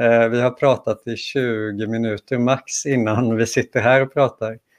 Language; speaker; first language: Swedish; native; Swedish